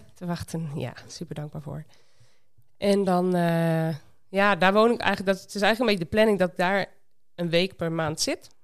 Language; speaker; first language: Dutch; native; Dutch